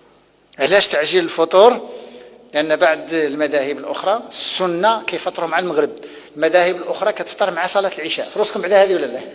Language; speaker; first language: Arabic; native; Arabic